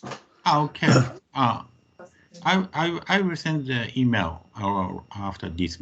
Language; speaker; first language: English; non-native, fluent; Japanese